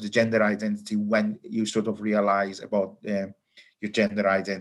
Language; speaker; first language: English; non-native, fluent; Persian